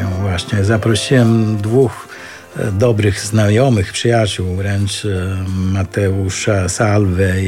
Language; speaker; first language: Polish; non-native, fluent; Italian